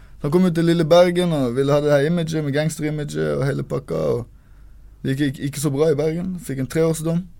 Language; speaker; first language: Norwegian; native; Norwegian